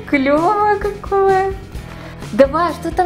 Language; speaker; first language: Russian; native; Russian